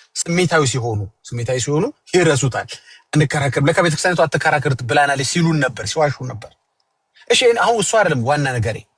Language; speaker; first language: Amharic; native; Amharic